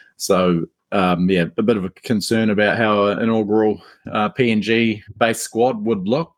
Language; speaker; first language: English; native; English